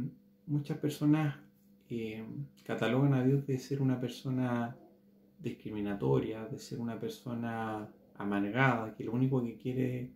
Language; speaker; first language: Spanish; native; Spanish